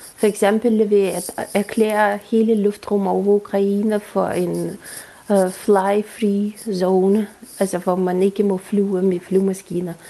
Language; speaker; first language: Danish; non-native, fluent; Russian